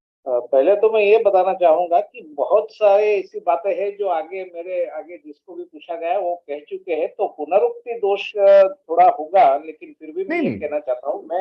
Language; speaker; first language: Hindi; non-native, local second language; Gujarati